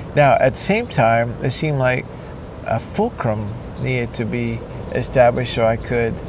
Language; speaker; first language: English; early bilingual, other home language; Spanish